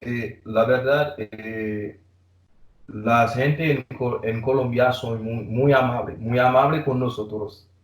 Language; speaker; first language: Spanish; non-native, learner; Haitian Creole